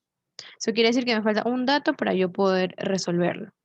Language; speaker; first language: Spanish; native; Spanish